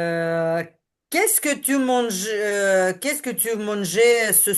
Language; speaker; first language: French; non-native, learner; Ukrainian